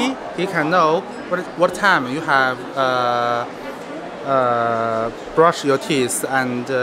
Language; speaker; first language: English; non-native, learner; Chinese